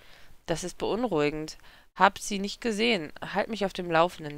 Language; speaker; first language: German; native; German